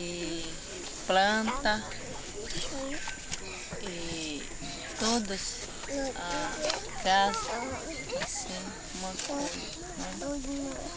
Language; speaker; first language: Portuguese; non-native, local second language; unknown